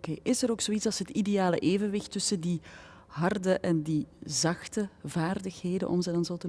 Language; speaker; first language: Dutch; native; Dutch